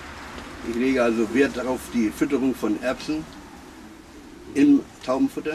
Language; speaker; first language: German; native; German